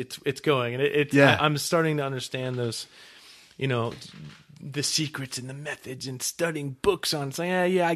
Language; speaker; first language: English; native; English